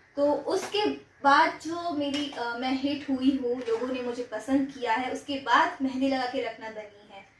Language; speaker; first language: Hindi; non-native, local second language; Gujarati